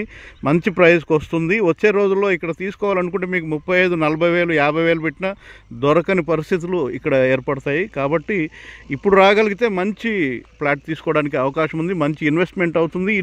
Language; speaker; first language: Telugu; native; Telugu